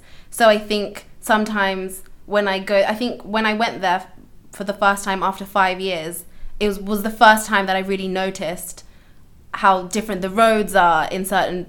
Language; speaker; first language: English; native; English